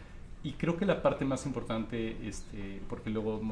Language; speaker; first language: Spanish; native; Spanish